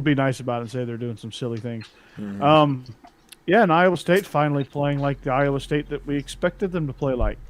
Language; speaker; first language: English; native; English